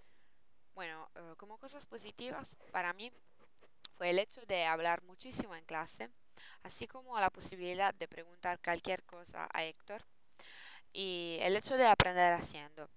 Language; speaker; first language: Spanish; non-native, learner; Italian